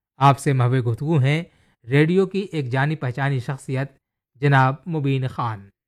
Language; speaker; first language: Urdu; native; Urdu